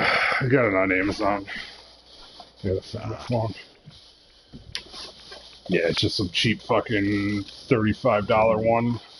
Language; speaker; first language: English; native; English